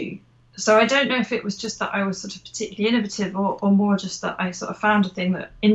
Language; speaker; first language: English; native; English